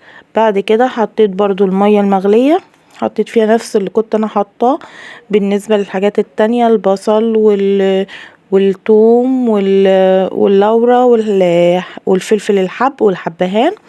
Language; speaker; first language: Arabic; native; Arabic